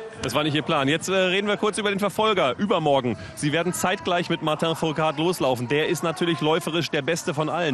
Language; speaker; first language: German; native; German